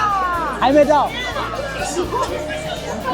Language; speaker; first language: Chinese; non-native, learner; Amharic